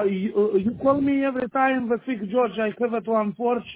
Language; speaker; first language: English; non-native, learner; Romanian